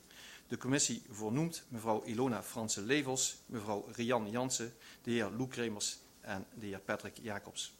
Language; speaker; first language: Dutch; native; Dutch